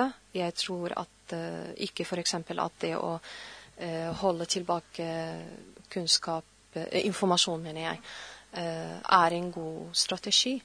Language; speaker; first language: Norwegian; non-native, fluent; Arabic